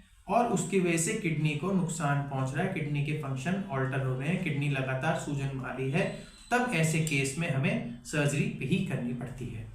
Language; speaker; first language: Hindi; native; Hindi